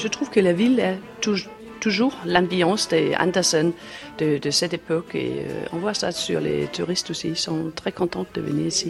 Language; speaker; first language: French; non-native, learner; Danish